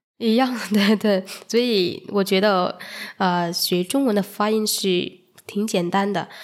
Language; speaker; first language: Chinese; non-native, fluent; Vietnamese